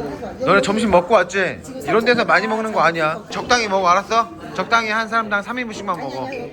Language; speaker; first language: Korean; native; Korean